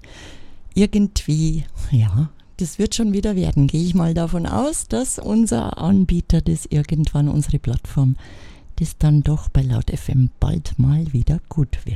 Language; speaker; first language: German; native; German